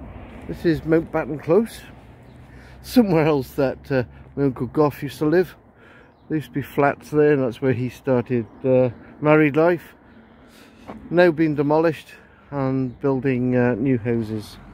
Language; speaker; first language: English; native; English